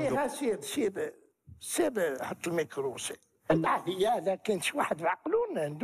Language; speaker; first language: Arabic; native; Arabic